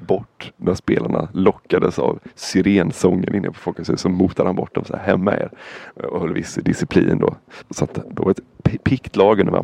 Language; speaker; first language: Swedish; native; Swedish